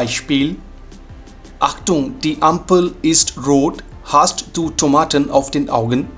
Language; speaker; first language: German; non-native, fluent; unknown